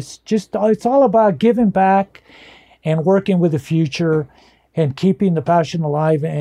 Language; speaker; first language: English; early bilingual, other home language; Spanish